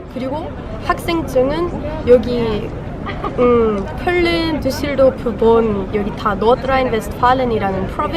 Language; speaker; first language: Korean; non-native, learner; German